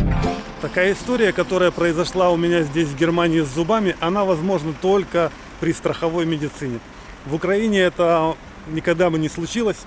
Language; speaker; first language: Russian; native; Russian